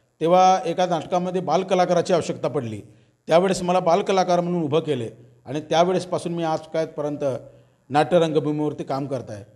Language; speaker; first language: Marathi; native; Marathi